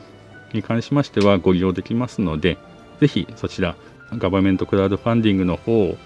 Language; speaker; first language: Japanese; native; Japanese